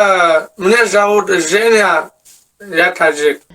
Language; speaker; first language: Russian; non-native, learner; Tajik